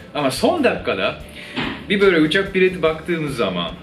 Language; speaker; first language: Turkish; non-native, fluent; Japanese